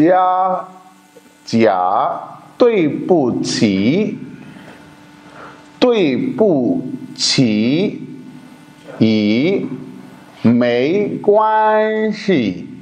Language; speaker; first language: Chinese; non-native, learner; Urdu